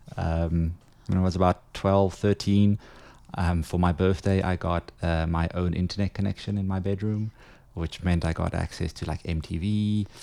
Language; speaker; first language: English; non-native, local second language; Afrikaans